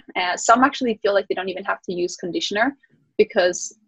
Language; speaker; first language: English; early bilingual, other home language; Spanish